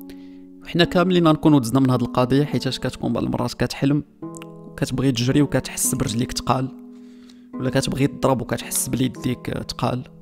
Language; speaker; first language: Arabic; native; Arabic